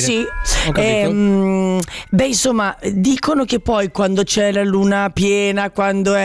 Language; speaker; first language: Italian; native; Italian